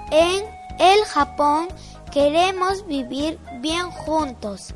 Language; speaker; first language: Spanish; early bilingual, heritage; Spanish